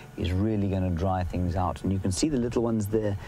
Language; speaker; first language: English; native; English